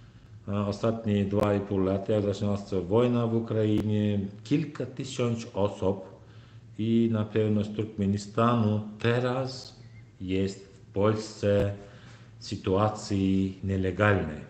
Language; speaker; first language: Polish; non-native, learner; Turkmen